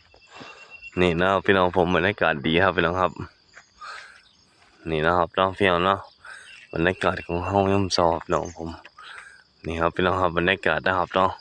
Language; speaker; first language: Thai; non-native, local second language; Northeastern Thai